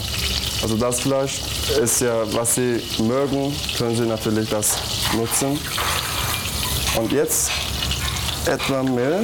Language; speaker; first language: German; non-native, learner; Turkish